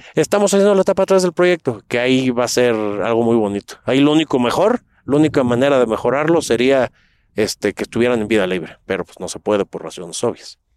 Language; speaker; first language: Spanish; native; Spanish